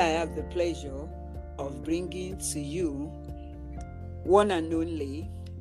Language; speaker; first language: English; non-native, local second language; Yoruba